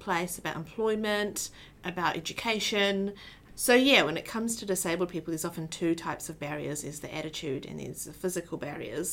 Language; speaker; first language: English; native; English